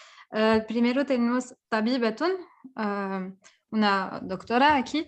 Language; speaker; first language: Spanish; non-native, fluent; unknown